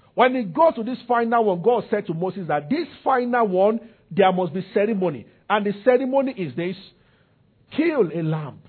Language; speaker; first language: English; non-native, local second language; Yoruba